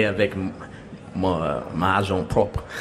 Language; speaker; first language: French; non-native, learner; English